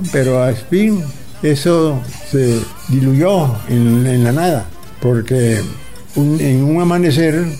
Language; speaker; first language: Spanish; native; Spanish